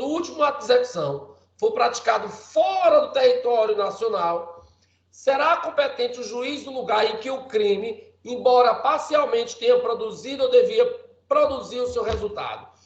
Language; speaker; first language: Portuguese; native; Portuguese